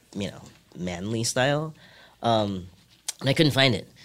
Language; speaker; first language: English; early bilingual, other home language; Cantonese